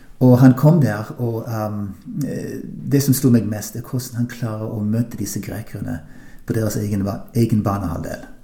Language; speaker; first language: Norwegian; non-native, fluent; English